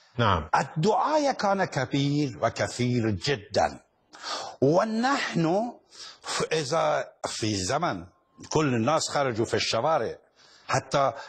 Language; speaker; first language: Arabic; non-native, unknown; Persian